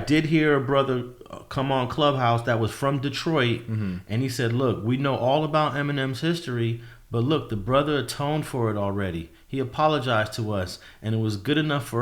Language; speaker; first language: English; native; English